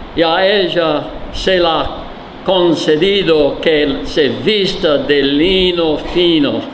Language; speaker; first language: Spanish; non-native, learner; English